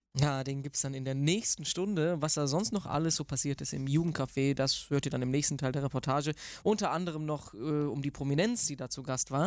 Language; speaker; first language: German; native; German